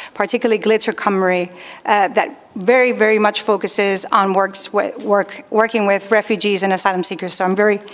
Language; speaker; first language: English; non-native, fluent; Spanish